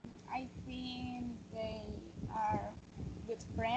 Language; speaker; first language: English; non-native, learner; Spanish